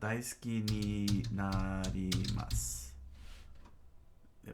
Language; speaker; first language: Japanese; non-native, learner; English